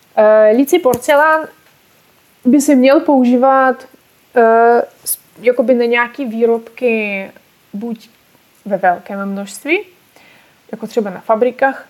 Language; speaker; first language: Czech; non-native, fluent; Russian